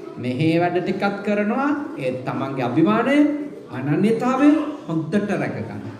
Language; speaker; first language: Sinhala; native; Sinhala